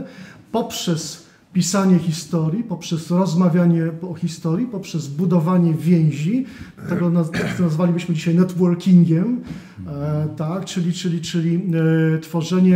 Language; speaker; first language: Polish; native; Polish